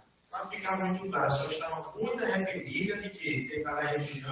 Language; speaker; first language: Portuguese; native; Portuguese